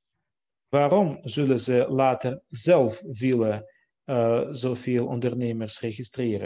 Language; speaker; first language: Dutch; non-native, fluent; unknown